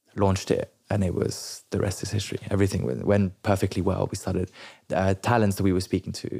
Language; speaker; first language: English; non-native, local second language; French